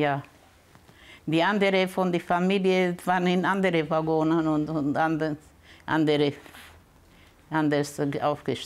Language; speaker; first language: German; early bilingual, heritage; German